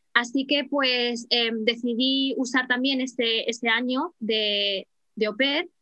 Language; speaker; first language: Spanish; native; Spanish